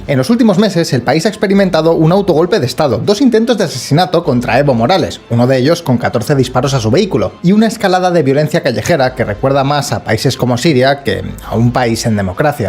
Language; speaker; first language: Spanish; native; Spanish